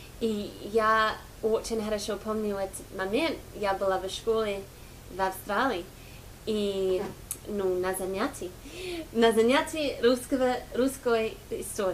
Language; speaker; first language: Russian; non-native, fluent; English